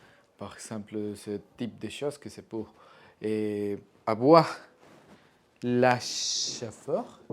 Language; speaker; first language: French; non-native, learner; Spanish